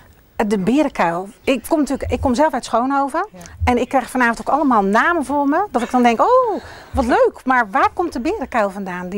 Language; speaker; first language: Dutch; native; Dutch